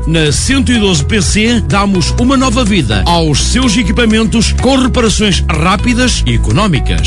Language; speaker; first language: Portuguese; native; Portuguese